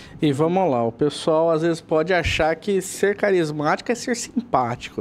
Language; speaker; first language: Portuguese; native; Portuguese